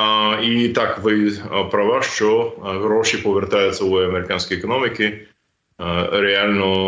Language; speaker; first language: Ukrainian; non-native, fluent; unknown